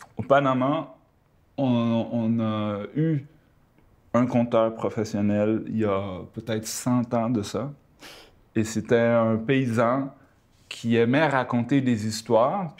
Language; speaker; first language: French; early bilingual, other home language; Spanish